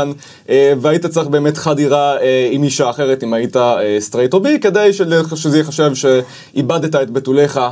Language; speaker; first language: Hebrew; native; Hebrew